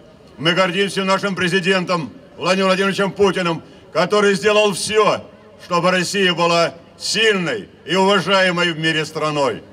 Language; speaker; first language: Russian; native; Russian